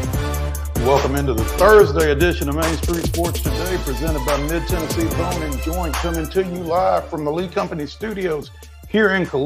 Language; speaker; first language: English; native; English